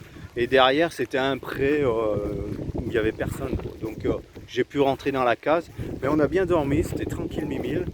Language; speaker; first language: French; native; French